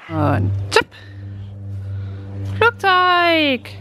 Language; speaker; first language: German; native; German